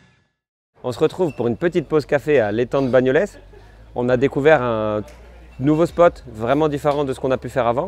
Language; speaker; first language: French; native; French